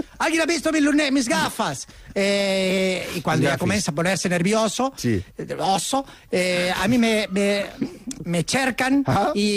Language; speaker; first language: Spanish; native; Spanish